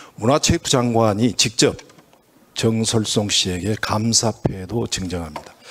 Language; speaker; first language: Korean; native; Korean